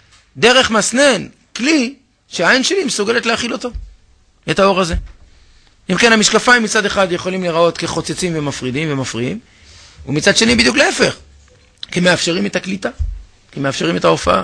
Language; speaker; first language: Hebrew; native; Hebrew